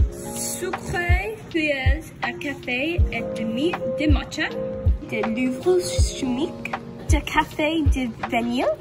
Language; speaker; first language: French; non-native, learner; English